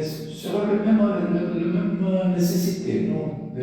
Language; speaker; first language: French; non-native, learner; Portuguese